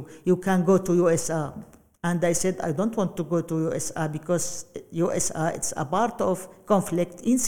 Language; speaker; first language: English; non-native, learner; Arabic